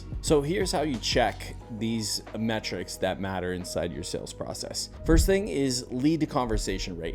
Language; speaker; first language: English; native; English